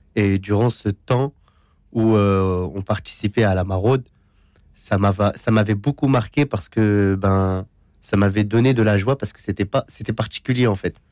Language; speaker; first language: French; early bilingual, other home language; Syriac